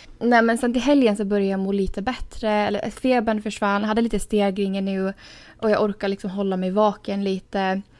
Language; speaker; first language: Swedish; native; Swedish